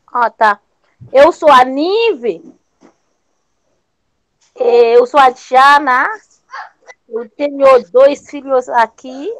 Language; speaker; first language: Portuguese; non-native, learner; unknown